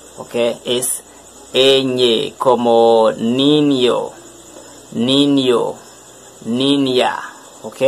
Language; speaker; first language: Spanish; non-native, learner; French